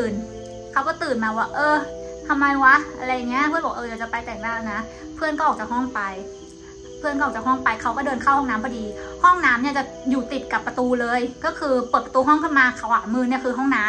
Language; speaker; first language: Thai; native; Thai